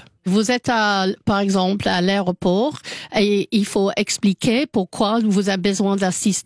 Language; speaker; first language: French; non-native, learner; English